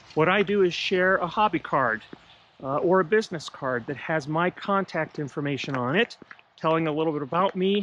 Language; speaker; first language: English; native; English